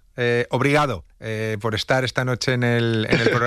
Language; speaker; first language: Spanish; native; Spanish